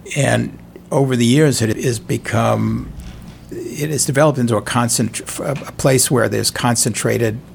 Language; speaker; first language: English; native; English